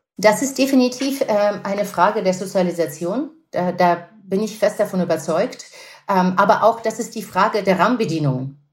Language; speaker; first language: German; non-native, fluent; Russian